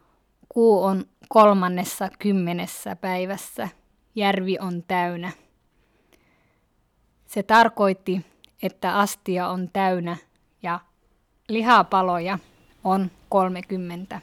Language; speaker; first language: Finnish; early bilingual, other home language; Somali